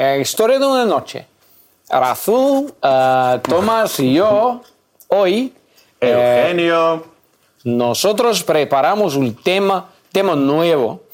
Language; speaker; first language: Spanish; non-native, learner; Russian